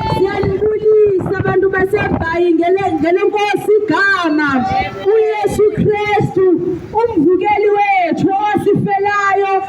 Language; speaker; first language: Zulu; non-native, local second language; Xhosa